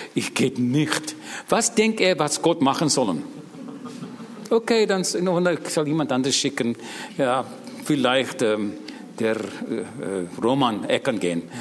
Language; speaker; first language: German; non-native, learner; English